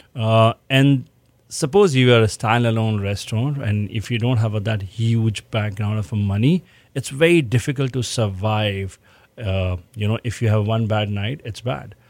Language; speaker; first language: English; non-native, local second language; Hindi